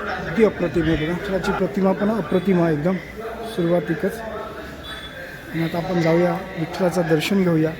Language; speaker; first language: Marathi; native; Marathi